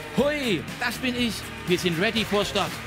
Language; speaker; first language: German; native; German